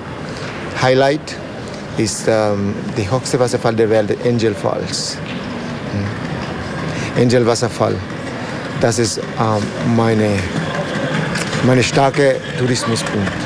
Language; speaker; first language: German; non-native, learner; Spanish